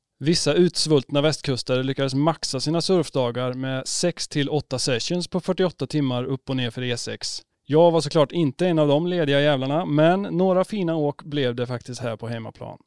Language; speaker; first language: Swedish; native; Swedish